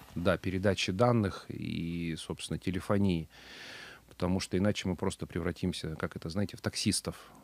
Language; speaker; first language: Russian; native; Russian